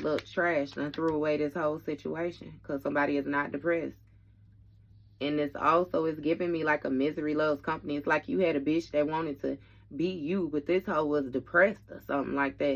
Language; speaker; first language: English; native; English